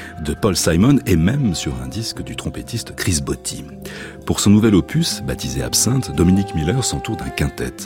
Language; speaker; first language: French; native; French